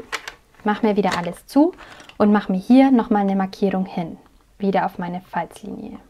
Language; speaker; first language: German; native; German